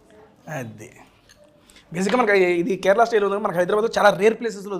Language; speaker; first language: Telugu; native; Telugu